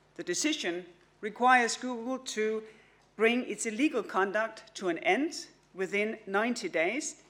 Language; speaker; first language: English; non-native, fluent; Danish